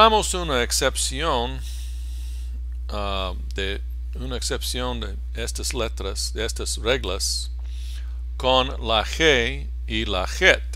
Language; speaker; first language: Spanish; non-native, fluent; English